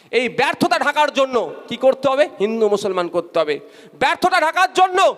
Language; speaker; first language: Bangla; native; Bangla